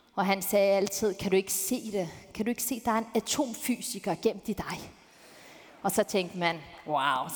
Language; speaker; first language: Danish; early bilingual, other home language; Turkish